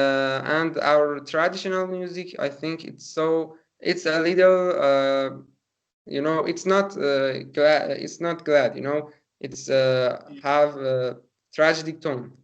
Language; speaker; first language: English; non-native, learner; Persian